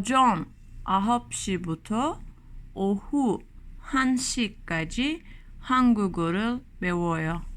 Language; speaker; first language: Korean; non-native, learner; Turkish